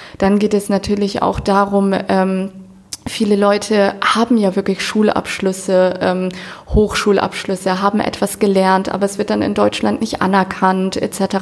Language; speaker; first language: German; native; German